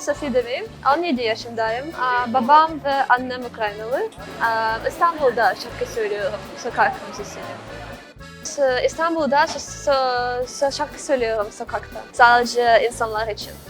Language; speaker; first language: Turkish; non-native, learner; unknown